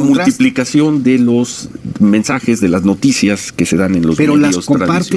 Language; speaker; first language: Spanish; native; Spanish